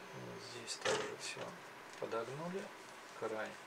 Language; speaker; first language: Russian; native; Russian